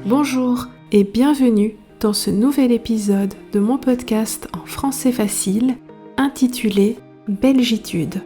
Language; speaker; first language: French; native; French